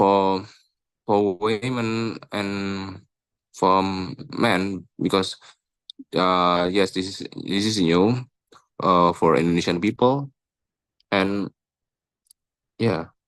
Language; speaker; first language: English; non-native, local second language; Indonesian